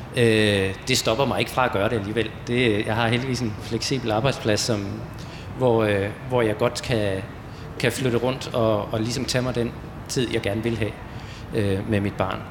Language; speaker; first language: Danish; native; Danish